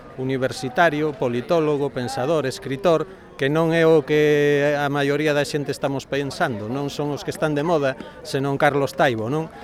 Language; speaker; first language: Galician; non-native, local second language; Spanish